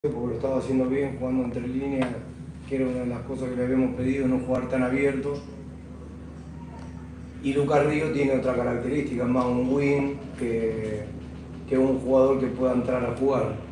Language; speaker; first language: Spanish; native; Spanish